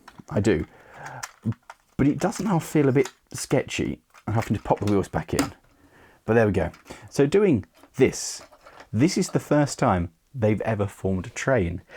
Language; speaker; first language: English; native; English